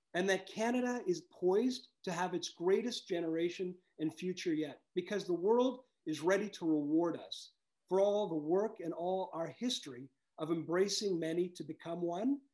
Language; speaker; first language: English; native; English